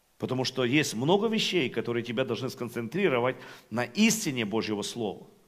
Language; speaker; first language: Russian; non-native, local second language; Ukrainian